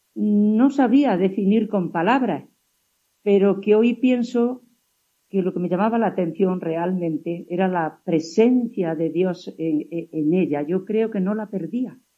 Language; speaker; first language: Spanish; native; Spanish